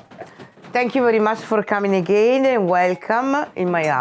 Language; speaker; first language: English; non-native, fluent; Italian